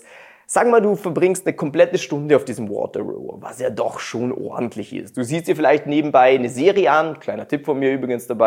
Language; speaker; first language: German; native; German